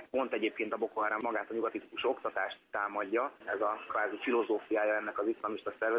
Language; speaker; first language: Hungarian; native; Hungarian